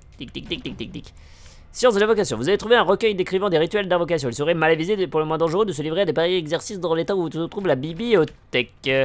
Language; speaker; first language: French; native; French